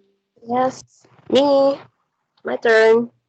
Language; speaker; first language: English; non-native, learner; Indonesian